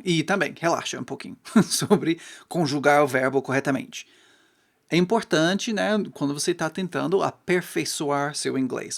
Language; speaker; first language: Portuguese; non-native, fluent; English